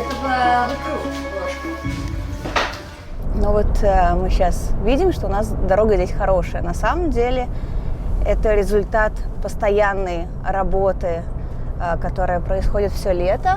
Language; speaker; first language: Russian; native; Russian